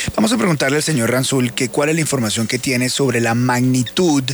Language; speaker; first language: Spanish; native; Spanish